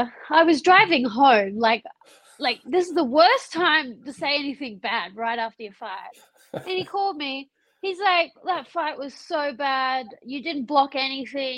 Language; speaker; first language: English; native; English